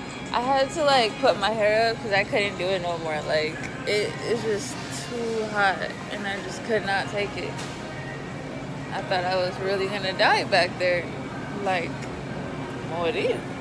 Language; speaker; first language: English; native; English